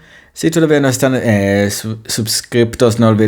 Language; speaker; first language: Spanish; non-native, fluent; Hebrew